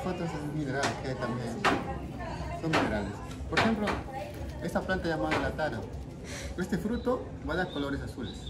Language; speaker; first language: Spanish; native; Spanish